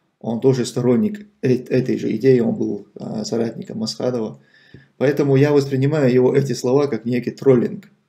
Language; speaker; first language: Russian; non-native, local second language; Chechen